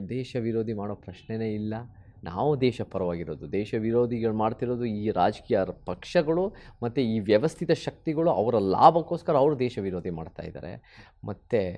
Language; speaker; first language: Kannada; early bilingual, heritage; Kannada